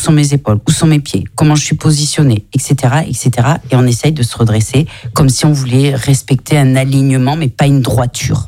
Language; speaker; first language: French; native; French